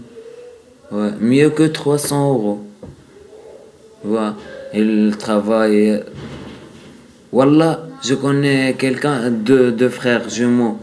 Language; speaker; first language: French; non-native, learner; Arabic